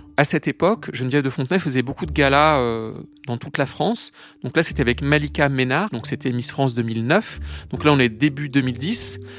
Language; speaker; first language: French; native; French